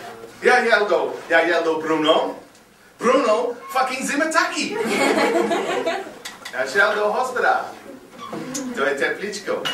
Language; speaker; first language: Czech; non-native, learner; English